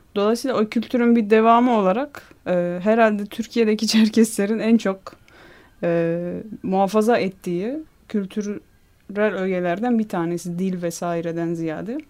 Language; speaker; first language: Turkish; non-native, local second language; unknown